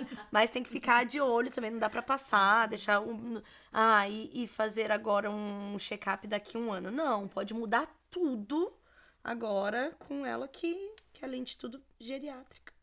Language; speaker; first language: Portuguese; native; Portuguese